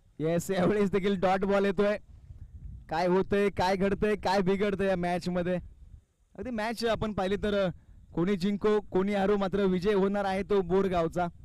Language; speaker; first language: Marathi; native; Marathi